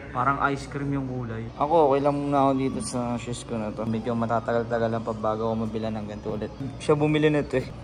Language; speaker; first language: Filipino; native; Filipino